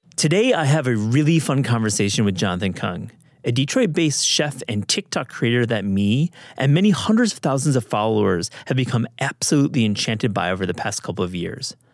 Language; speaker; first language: English; native; English